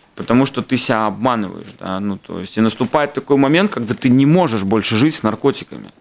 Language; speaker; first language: Russian; native; Russian